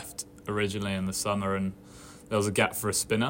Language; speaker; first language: English; native; English